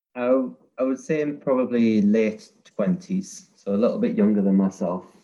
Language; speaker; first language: English; native; English